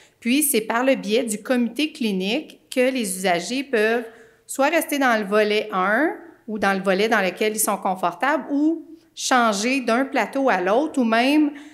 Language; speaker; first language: French; native; French